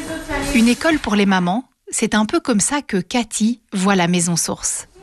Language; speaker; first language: French; native; French